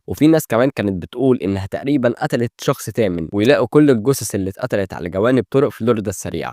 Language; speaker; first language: Arabic; native; Arabic